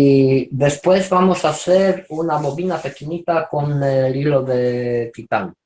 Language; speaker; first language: Spanish; non-native, fluent; Romanian